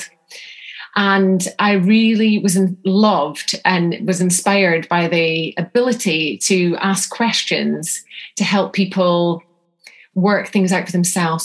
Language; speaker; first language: English; native; English